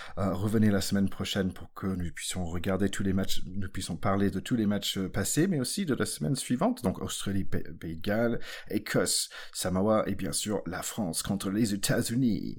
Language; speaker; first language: French; non-native, fluent; English